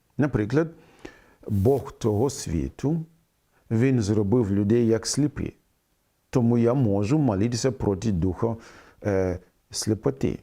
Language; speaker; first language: Ukrainian; non-native, fluent; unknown